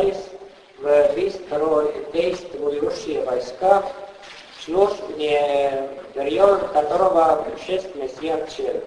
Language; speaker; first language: Russian; non-native, fluent; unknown